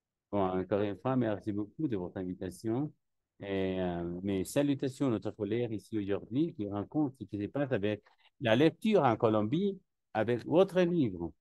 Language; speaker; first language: French; non-native, learner; Spanish